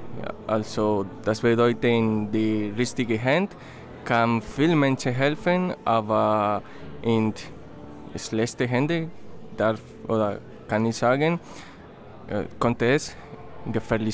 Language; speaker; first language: German; non-native, learner; Spanish